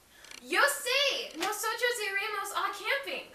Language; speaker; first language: Spanish; non-native, learner; English